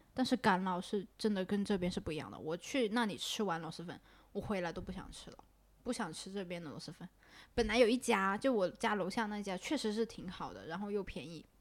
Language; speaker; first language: Chinese; non-native, local second language; Cantonese